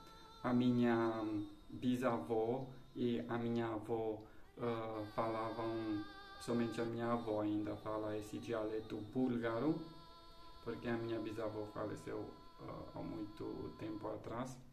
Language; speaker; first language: Portuguese; non-native, fluent; Romanian